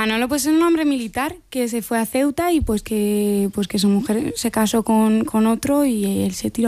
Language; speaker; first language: Spanish; native; Spanish